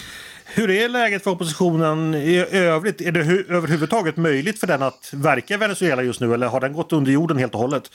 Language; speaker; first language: Swedish; native; Swedish